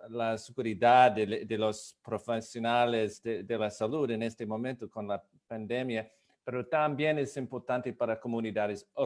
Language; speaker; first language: Spanish; non-native, fluent; English